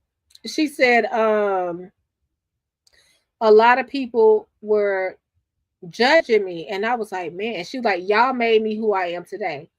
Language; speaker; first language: English; native; English